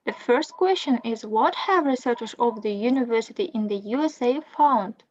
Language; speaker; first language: English; non-native, fluent; Kazakh